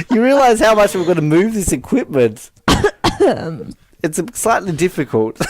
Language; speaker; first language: English; native; English